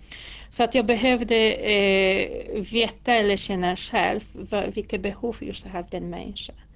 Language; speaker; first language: Swedish; non-native, fluent; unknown